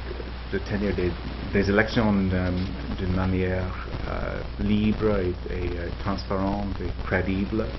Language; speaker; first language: French; non-native, fluent; English